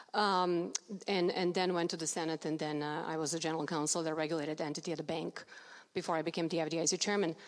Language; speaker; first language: English; non-native, fluent; Serbian